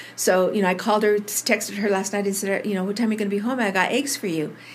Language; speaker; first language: English; early bilingual, other home language; Spanish